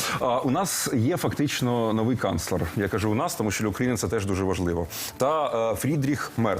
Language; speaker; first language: Ukrainian; native; Ukrainian